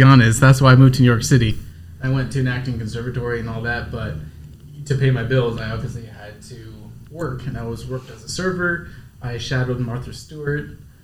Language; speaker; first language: English; native; English